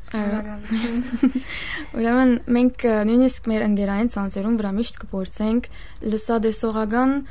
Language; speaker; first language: Armenian; early bilingual, heritage; Armenian